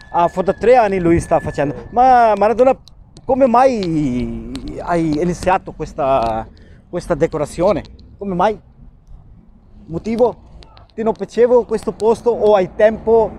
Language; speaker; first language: Italian; non-native, fluent; Urdu